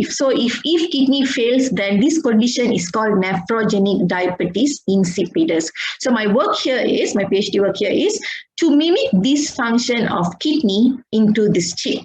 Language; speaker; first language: English; non-native, fluent; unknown